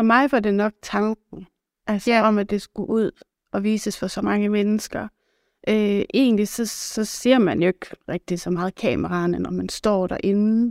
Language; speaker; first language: Danish; native; Danish